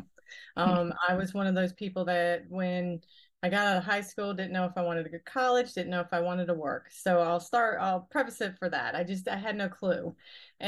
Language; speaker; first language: English; native; English